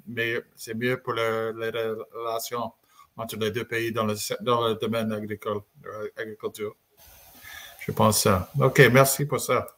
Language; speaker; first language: French; non-native, learner; English